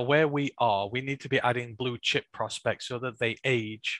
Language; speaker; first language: English; native; English